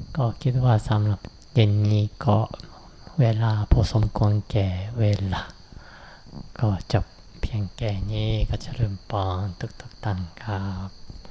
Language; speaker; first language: Thai; non-native, fluent; Japanese